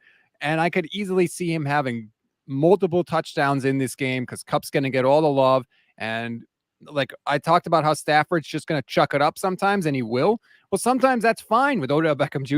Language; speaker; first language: English; native; English